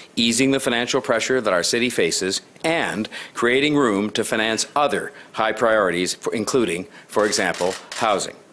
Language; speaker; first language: English; native; English